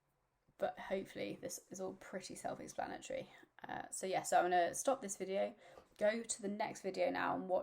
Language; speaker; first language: English; native; English